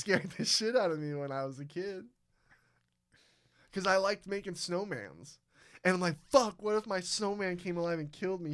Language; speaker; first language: English; native; English